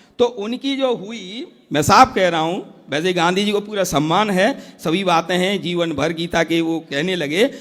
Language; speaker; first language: Hindi; native; Hindi